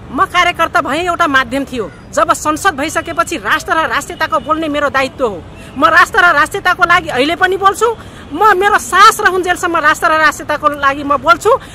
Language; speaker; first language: Nepali; non-native, local second language; Dangaura Tharu